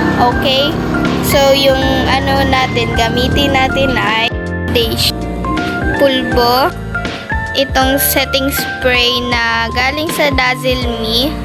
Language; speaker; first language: Filipino; non-native, local second language; Cebuano